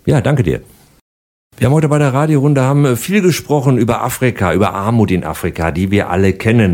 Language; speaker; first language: German; native; German